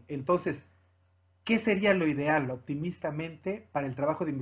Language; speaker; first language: Spanish; native; Spanish